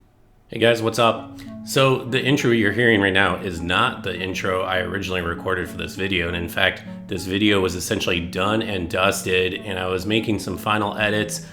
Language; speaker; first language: English; native; English